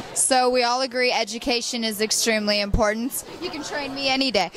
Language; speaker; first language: English; native; English